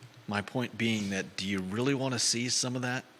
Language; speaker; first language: English; native; English